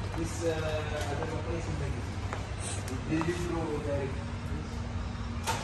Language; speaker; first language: English; non-native, learner; Filipino